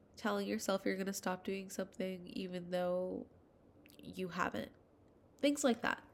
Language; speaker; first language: English; early bilingual, other home language; Hindi